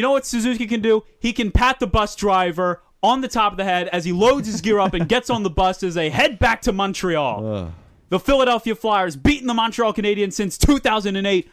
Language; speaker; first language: English; native; English